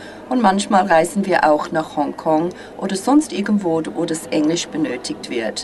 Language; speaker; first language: German; non-native, fluent; English